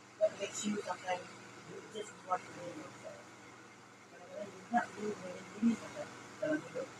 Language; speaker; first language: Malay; non-native, local second language; Chinese